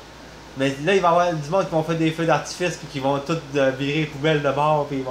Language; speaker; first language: French; native; French